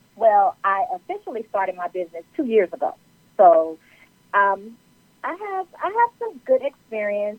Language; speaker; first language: English; native; English